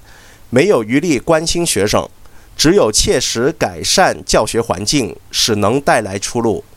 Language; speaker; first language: Chinese; non-native, local second language; Cantonese